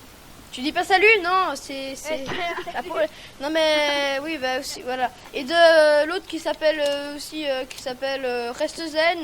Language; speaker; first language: French; native; French